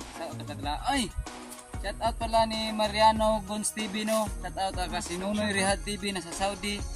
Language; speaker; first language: Filipino; non-native, local second language; Cebuano